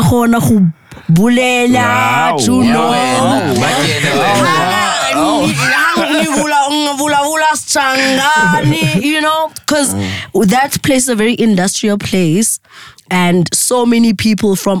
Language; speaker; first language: English; non-native, local second language; Xhosa